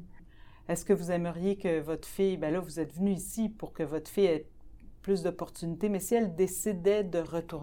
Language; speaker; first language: French; native; French